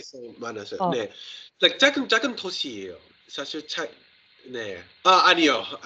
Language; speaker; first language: Korean; non-native, learner; English